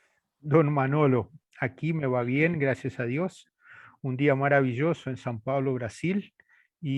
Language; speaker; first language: Spanish; non-native, fluent; Portuguese